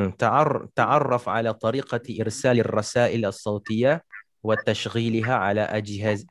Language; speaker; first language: Arabic; non-native, fluent; Malay